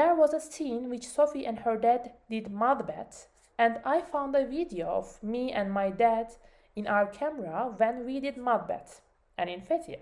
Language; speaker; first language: English; non-native, learner; Turkish